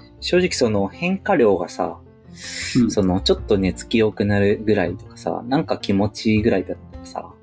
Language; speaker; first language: Japanese; native; Japanese